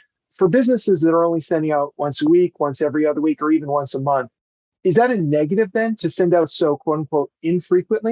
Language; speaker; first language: English; native; English